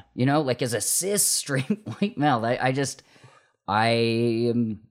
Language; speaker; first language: English; native; English